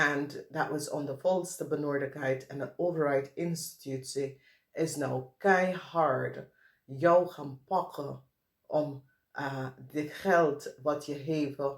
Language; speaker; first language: Dutch; non-native, fluent; English